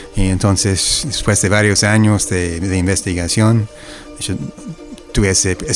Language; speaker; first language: Spanish; non-native, fluent; English